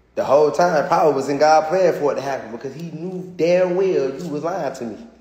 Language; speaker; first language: English; native; English